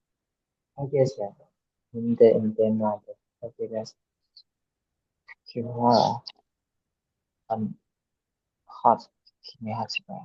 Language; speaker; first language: Korean; non-native, learner; Burmese